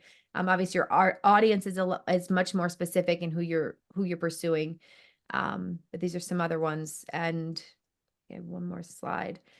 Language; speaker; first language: English; native; English